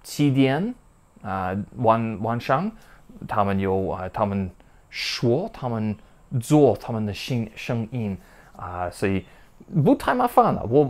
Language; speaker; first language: Chinese; non-native, learner; English